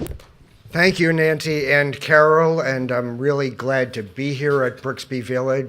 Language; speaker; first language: English; native; English